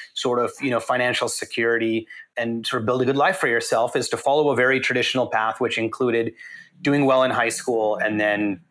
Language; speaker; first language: English; native; English